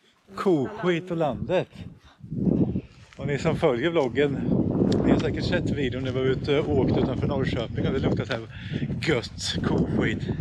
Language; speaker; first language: Swedish; native; Swedish